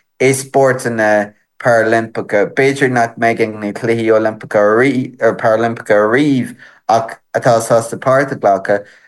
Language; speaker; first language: Irish; non-native, local second language; English